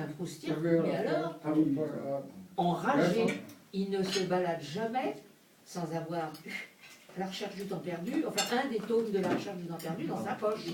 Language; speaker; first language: French; native; French